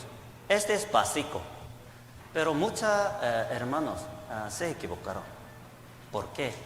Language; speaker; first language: Spanish; non-native, learner; Korean